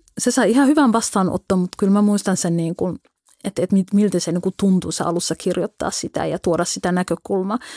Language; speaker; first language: Finnish; early bilingual, other home language; Somali